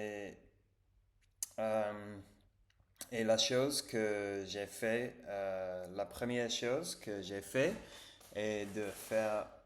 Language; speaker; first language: French; non-native, learner; English